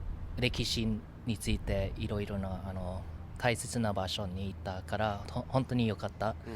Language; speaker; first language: Japanese; non-native, learner; English